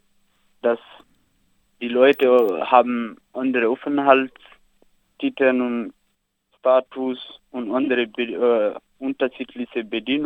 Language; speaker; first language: German; non-native, learner; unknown